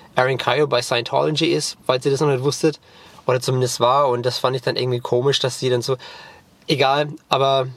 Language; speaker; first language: German; native; German